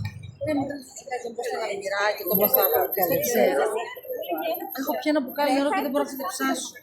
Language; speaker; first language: Greek; non-native, fluent; Armenian